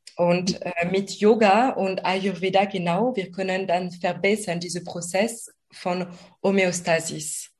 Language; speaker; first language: German; non-native, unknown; French